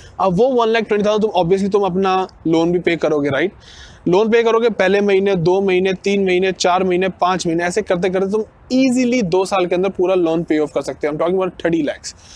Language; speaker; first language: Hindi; non-native, local second language; Punjabi